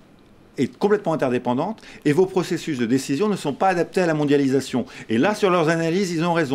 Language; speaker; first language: French; native; French